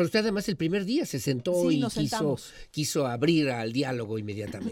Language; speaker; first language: Spanish; native; Spanish